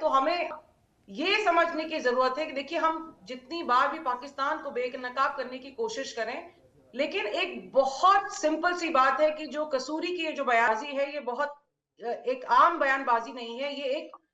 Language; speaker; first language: Hindi; native; Hindi